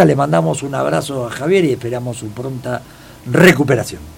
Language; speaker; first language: Spanish; native; Spanish